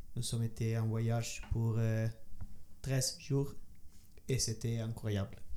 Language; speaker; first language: French; non-native, learner; Italian